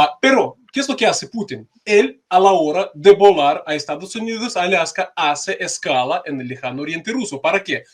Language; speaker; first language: Spanish; non-native, fluent; Russian